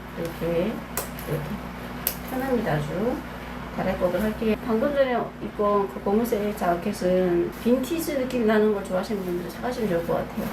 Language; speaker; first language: Korean; native; Korean